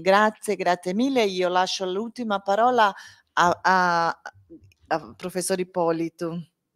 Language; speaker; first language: Italian; non-native, learner; Portuguese